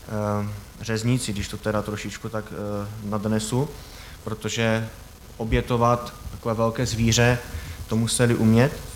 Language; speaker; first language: Czech; native; Czech